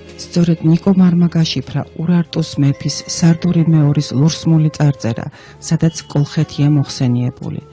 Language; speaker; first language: Georgian; native; Georgian